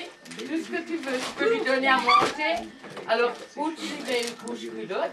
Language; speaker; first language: French; native; French